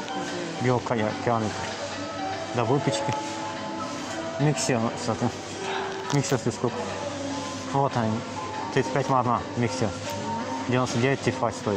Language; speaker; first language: Russian; non-native, learner; Azerbaijani